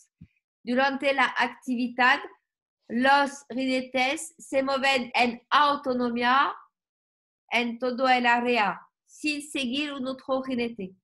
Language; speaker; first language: Spanish; non-native, learner; French